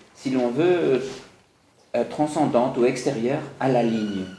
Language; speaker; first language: French; non-native, fluent; English